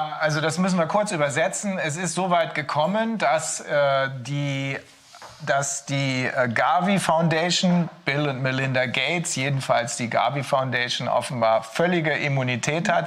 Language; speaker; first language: German; native; German